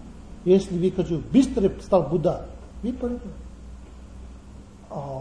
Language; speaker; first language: Russian; non-native, learner; Tibetan